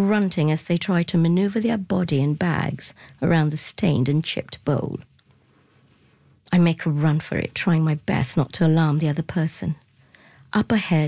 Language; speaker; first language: English; non-native, local second language; Tamil